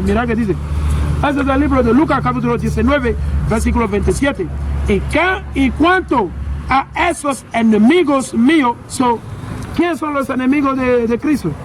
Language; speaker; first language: Spanish; non-native, learner; English